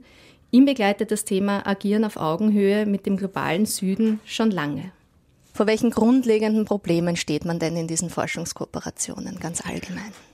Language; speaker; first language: German; native; German